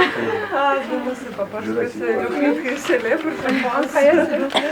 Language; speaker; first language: French; non-native, learner; Russian